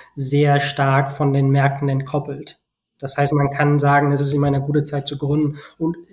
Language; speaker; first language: German; non-native, fluent; Spanish